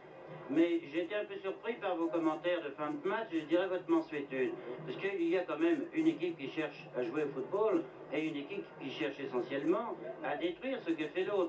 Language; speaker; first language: French; native; French